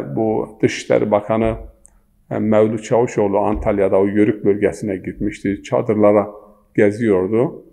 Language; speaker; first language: Turkish; non-native, local second language; Zaza